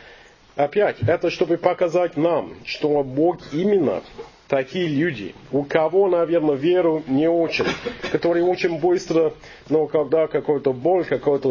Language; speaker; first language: Russian; non-native, fluent; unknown